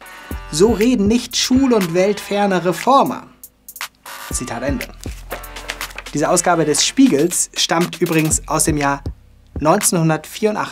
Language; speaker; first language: German; native; German